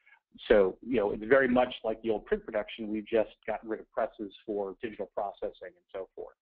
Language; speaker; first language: English; native; English